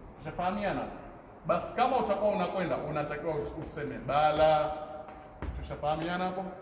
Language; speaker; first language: Swahili; native; Swahili